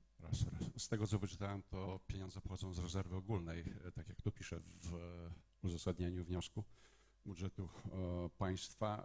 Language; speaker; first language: Polish; native; Polish